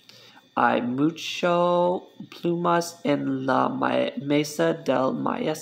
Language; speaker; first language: Spanish; non-native, learner; English